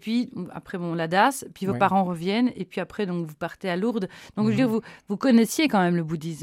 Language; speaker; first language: French; native; French